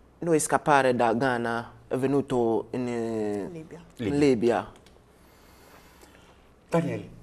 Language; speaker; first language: Italian; non-native, learner; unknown